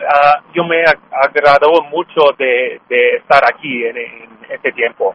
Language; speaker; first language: Spanish; non-native, fluent; English